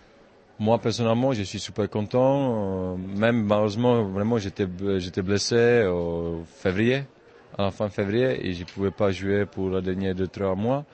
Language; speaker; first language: French; non-native, fluent; Czech